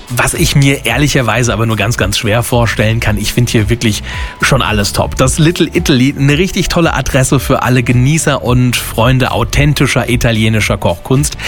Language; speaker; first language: German; native; German